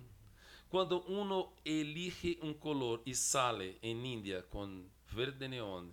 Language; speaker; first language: Spanish; non-native, fluent; Portuguese